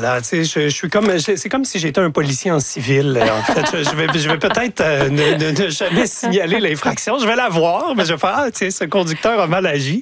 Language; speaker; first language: French; native; French